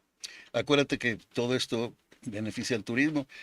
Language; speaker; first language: Spanish; native; Spanish